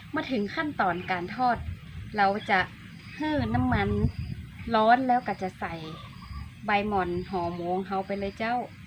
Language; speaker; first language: Thai; non-native, local second language; Iu Mien